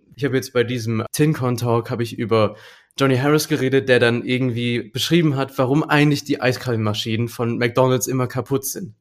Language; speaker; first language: German; native; German